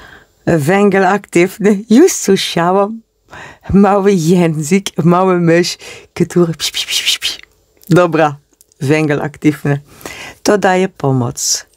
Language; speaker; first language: Polish; non-native, learner; Dutch